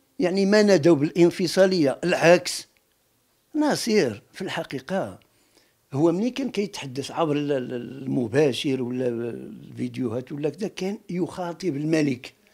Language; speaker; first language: Arabic; non-native, local second language; Riffian